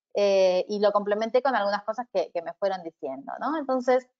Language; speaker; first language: Spanish; native; Spanish